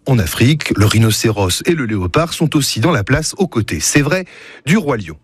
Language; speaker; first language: French; native; French